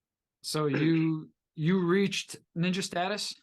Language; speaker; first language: English; native; English